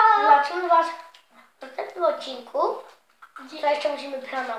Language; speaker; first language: Polish; early bilingual, heritage; Polish